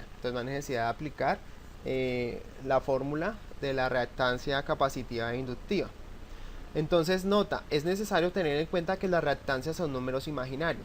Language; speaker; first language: Spanish; native; Spanish